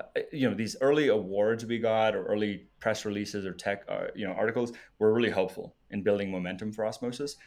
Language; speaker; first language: English; native; English